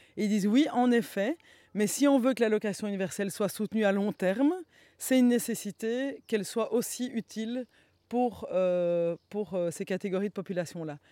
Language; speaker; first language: French; native; French